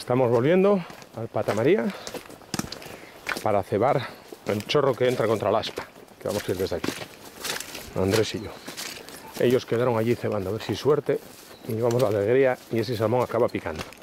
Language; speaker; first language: Spanish; native; Spanish